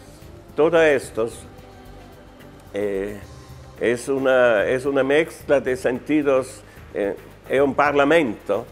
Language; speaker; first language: Spanish; non-native, fluent; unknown